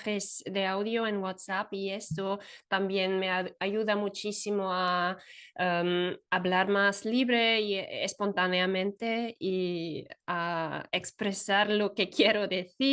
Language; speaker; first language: Spanish; non-native, fluent; German